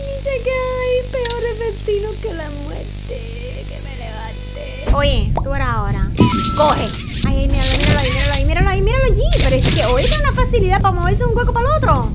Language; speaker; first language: Spanish; native; Spanish